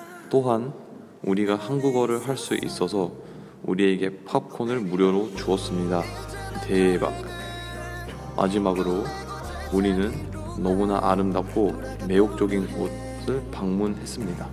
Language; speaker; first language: Korean; non-native, learner; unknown